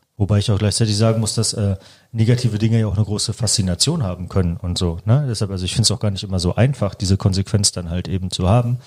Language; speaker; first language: German; native; German